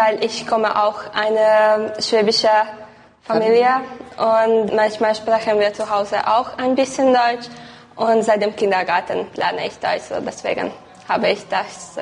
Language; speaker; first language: German; non-native, local second language; Hungarian